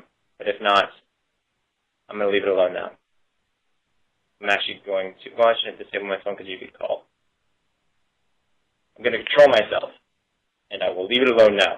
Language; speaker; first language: English; native; English